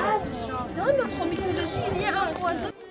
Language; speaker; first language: French; non-native, fluent; Persian